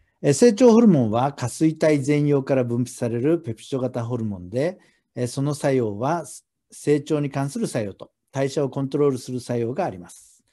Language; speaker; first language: Japanese; native; Japanese